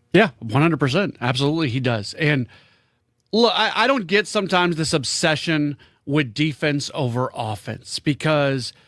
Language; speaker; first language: English; native; English